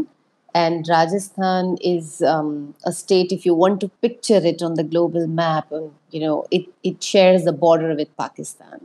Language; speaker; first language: English; non-native, local second language; Hindi